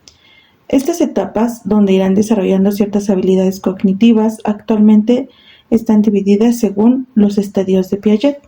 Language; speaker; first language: Spanish; native; Spanish